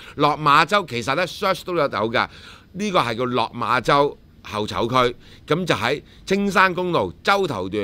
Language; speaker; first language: Cantonese; native; Cantonese